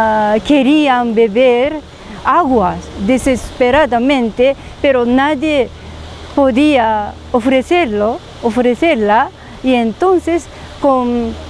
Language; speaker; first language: Spanish; non-native, learner; Japanese